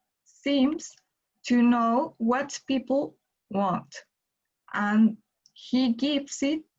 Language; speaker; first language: English; non-native, learner; Spanish